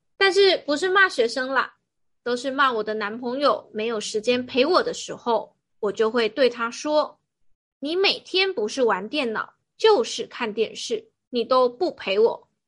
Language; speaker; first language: Chinese; native; Chinese